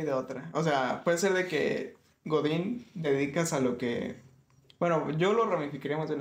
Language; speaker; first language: Spanish; native; Spanish